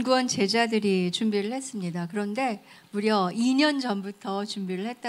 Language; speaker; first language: Korean; native; Korean